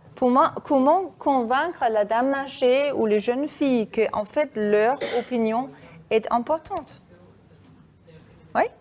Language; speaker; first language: French; non-native, fluent; Danish